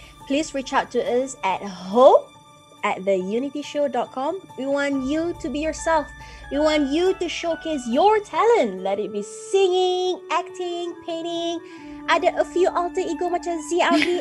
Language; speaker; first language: English; non-native, local second language; Malay